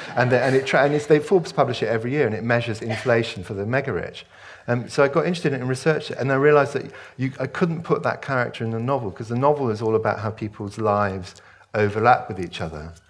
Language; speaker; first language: English; native; English